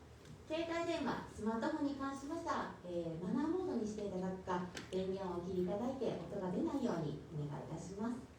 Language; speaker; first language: Japanese; native; Japanese